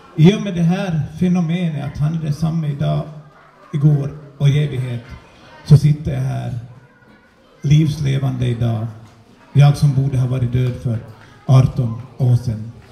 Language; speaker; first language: Swedish; native; Swedish